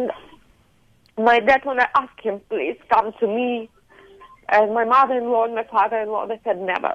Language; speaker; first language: English; non-native, fluent; Ukrainian